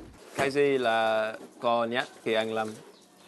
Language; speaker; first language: Vietnamese; non-native, learner; English